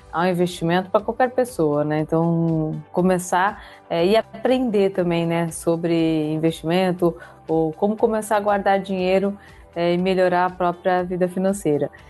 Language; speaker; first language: Portuguese; native; Portuguese